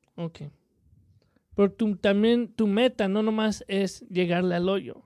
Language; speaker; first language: Spanish; native; Spanish